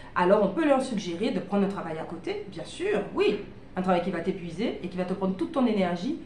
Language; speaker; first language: French; native; French